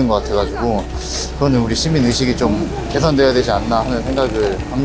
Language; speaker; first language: Korean; native; Korean